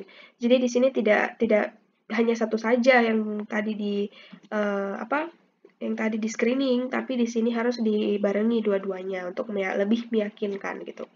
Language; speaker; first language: Indonesian; native; Indonesian